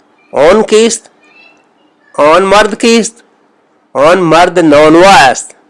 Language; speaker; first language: Persian; non-native, fluent; Urdu